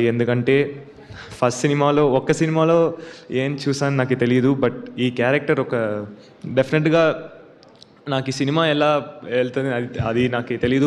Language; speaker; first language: Telugu; non-native, learner; Tamil